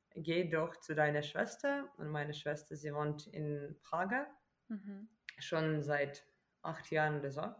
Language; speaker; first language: German; non-native, fluent; Ukrainian